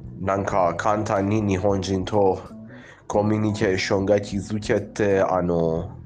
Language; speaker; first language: Japanese; non-native, fluent; Persian